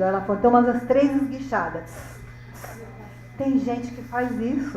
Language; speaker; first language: Portuguese; native; Portuguese